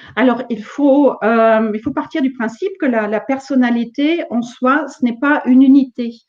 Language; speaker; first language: French; non-native, fluent; German